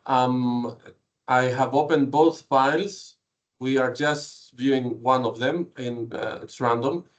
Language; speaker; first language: English; non-native, fluent; Greek